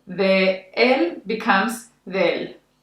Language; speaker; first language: Spanish; native; Spanish